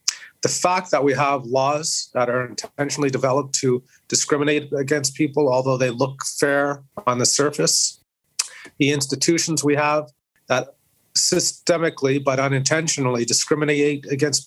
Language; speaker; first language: English; native; English